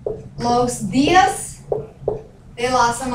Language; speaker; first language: Spanish; non-native, fluent; English